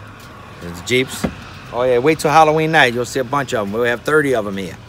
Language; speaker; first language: English; native; English